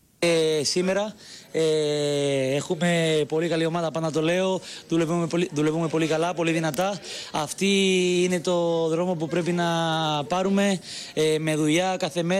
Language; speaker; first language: Greek; non-native, learner; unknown